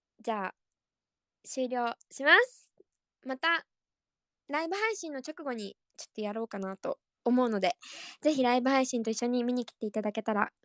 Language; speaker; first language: Japanese; native; Japanese